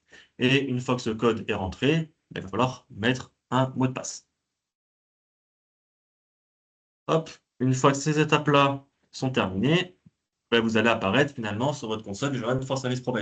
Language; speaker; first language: French; native; French